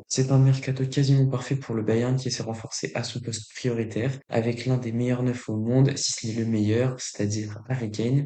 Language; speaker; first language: French; native; French